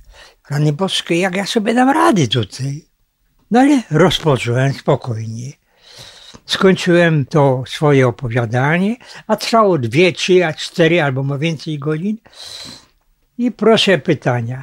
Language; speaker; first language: Polish; native; Polish